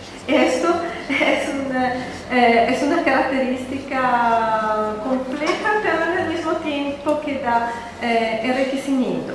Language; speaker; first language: Spanish; non-native, fluent; Italian